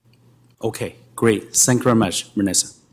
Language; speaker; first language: English; non-native, fluent; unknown